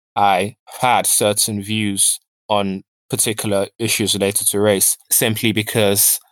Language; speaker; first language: English; early bilingual, other home language; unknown